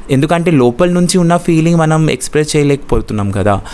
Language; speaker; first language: Telugu; non-native, local second language; Bangla